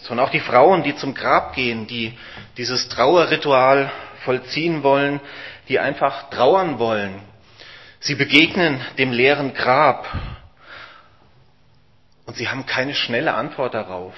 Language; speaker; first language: German; native; German